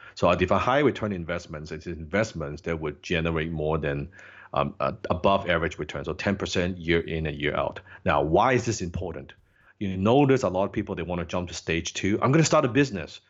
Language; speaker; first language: English; non-native, local second language; Cantonese